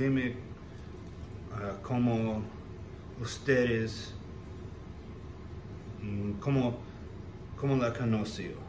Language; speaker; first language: Spanish; non-native, learner; English